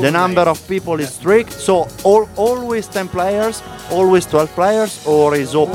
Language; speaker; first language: English; non-native, fluent; Italian